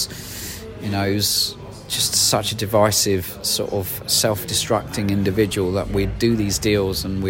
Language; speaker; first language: English; native; English